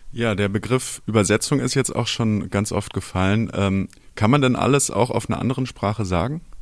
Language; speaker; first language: German; native; German